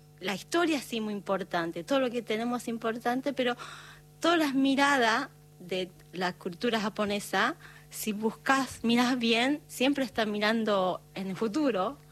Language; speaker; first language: Spanish; non-native, learner; Japanese